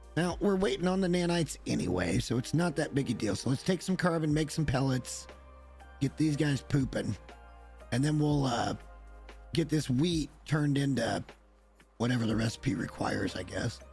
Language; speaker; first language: English; native; English